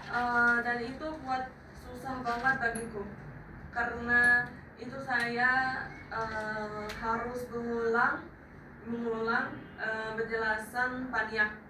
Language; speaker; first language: Indonesian; non-native, fluent; Arabic